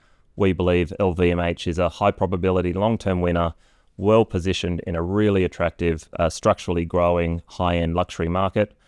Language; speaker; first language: English; native; English